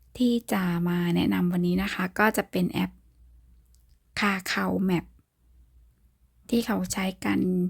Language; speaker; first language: Thai; native; Thai